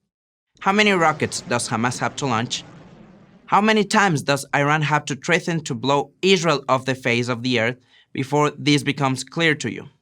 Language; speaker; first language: English; non-native, fluent; Spanish